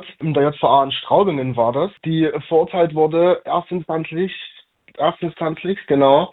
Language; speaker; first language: German; native; German